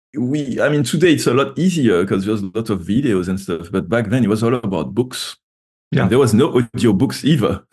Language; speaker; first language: English; non-native, fluent; French